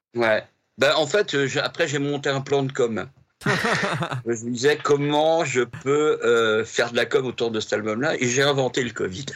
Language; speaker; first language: French; native; French